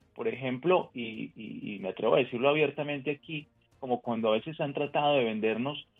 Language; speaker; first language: Spanish; native; Spanish